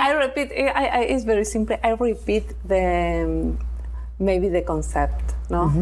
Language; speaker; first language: English; non-native, learner; Spanish